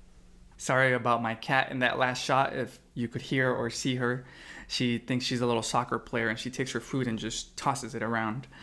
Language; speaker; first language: English; native; English